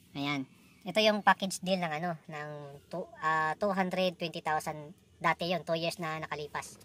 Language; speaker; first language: Filipino; non-native, local second language; Cebuano